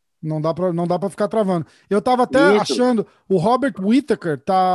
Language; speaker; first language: Portuguese; native; Portuguese